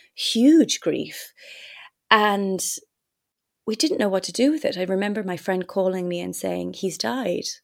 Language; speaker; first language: English; native; English